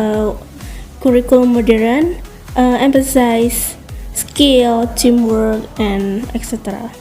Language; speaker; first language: English; non-native, learner; Indonesian